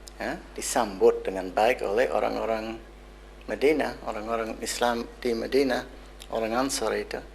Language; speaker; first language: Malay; non-native, fluent; English